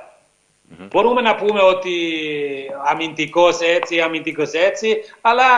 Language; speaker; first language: Greek; non-native, learner; Hungarian